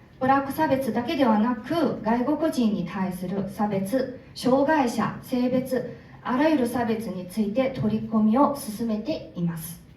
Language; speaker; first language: Japanese; non-native, fluent; Korean